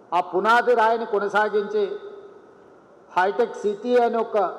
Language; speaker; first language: Telugu; native; Telugu